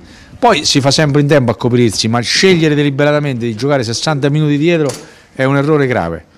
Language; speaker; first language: Italian; native; Italian